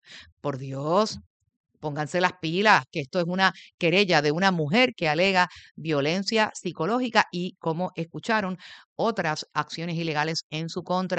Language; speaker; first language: Spanish; native; Spanish